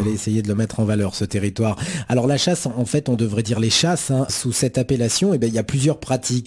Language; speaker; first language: French; native; French